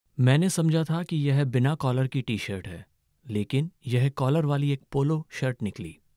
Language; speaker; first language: Hindi; native; Hindi